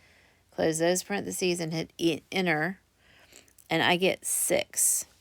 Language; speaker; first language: English; native; English